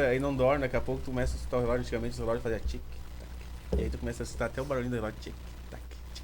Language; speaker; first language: Portuguese; native; Portuguese